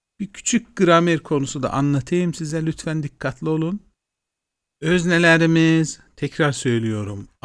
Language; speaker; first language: Turkish; non-native, fluent; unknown